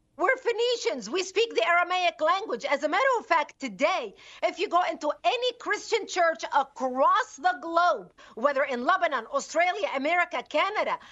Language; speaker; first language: English; non-native, fluent; Arabic